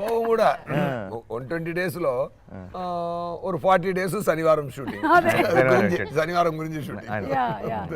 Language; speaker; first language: Telugu; non-native, learner; Tamil